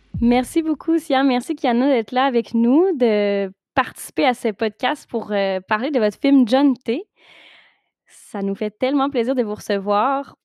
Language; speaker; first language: French; native; French